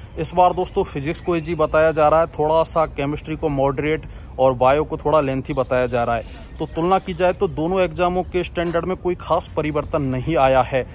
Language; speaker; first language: Hindi; native; Hindi